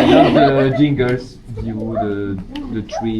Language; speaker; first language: English; non-native, learner; French